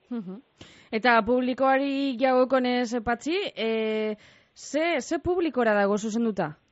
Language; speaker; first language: Basque; native; Basque